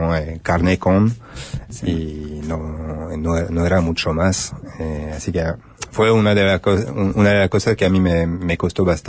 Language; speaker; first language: Spanish; non-native, fluent; French